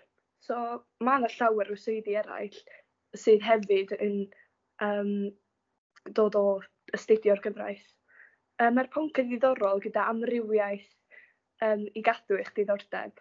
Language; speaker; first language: Welsh; non-native, local second language; English